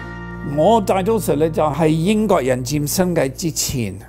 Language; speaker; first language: Cantonese; non-native, fluent; English